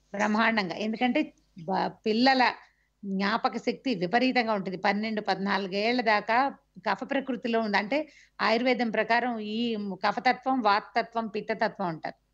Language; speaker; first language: Telugu; native; Telugu